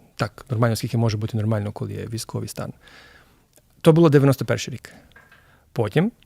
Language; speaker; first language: Ukrainian; non-native, fluent; Croatian